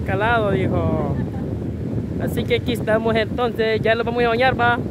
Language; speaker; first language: Spanish; native; Spanish